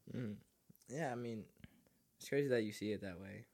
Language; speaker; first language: English; early bilingual, other home language; Filipino